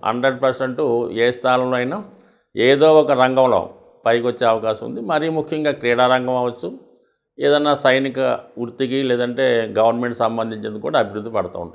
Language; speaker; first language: Telugu; native; Telugu